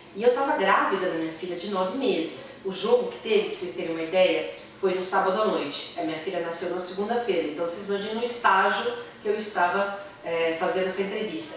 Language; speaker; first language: Portuguese; native; Portuguese